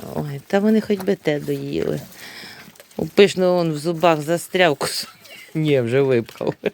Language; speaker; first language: Ukrainian; native; Ukrainian